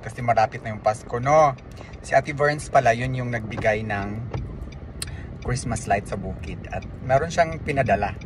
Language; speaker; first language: Filipino; non-native, local second language; Cebuano